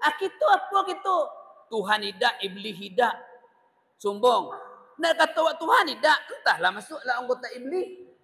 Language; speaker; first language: Malay; native; Malay